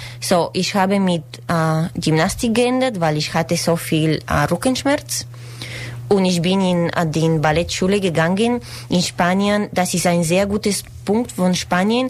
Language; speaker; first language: German; non-native, learner; Spanish